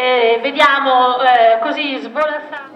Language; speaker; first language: Italian; native; Italian